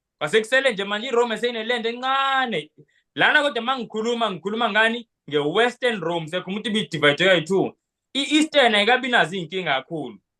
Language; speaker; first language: Zulu; non-native, local second language; Xhosa